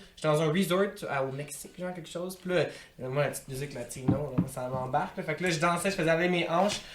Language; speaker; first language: French; native; French